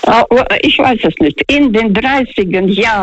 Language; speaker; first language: German; non-native, fluent; Russian